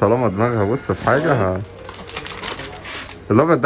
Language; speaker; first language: Arabic; native; Arabic